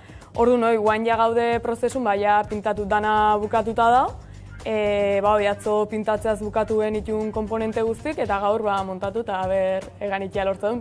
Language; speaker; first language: Basque; native; Basque